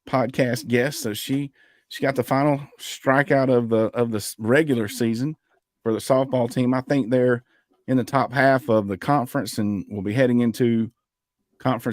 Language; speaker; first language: English; native; English